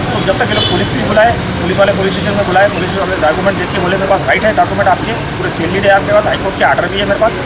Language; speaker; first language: Urdu; native; Urdu